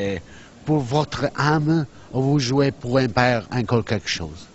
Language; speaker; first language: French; non-native, learner; Italian